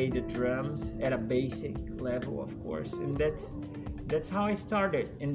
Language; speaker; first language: English; non-native, fluent; Portuguese